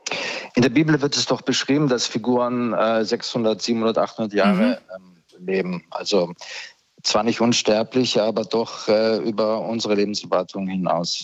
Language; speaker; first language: German; early bilingual, other home language; Croatian